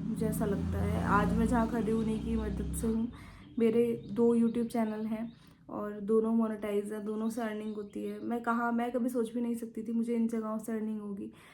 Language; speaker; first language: Hindi; native; Hindi